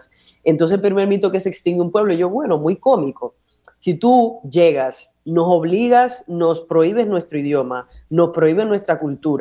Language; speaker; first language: Spanish; native; Spanish